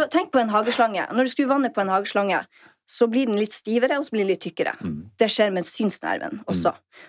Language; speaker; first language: Norwegian; native; Norwegian